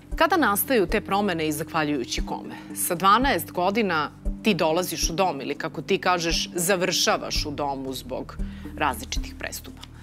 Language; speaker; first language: Serbian; native; Serbian